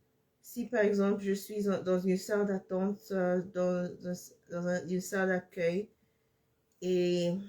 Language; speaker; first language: French; non-native, fluent; English